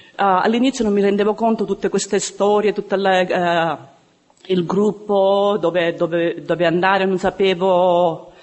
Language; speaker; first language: Italian; native; Italian